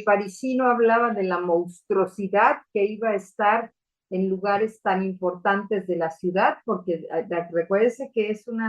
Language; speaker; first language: Spanish; native; Spanish